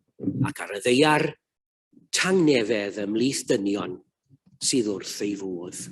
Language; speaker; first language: Welsh; native; Welsh